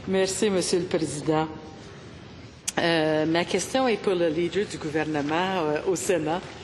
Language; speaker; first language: French; native; French